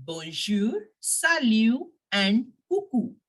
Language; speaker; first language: French; non-native, fluent; Hindi